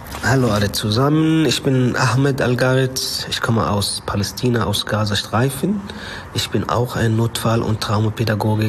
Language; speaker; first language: German; non-native, learner; Arabic